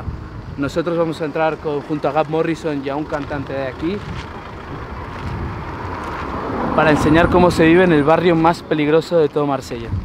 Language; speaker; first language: Spanish; native; Spanish